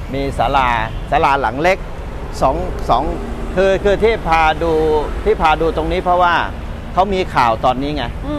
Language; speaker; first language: Thai; native; Thai